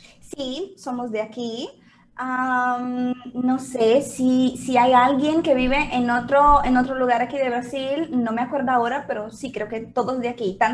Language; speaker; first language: Spanish; non-native, fluent; Portuguese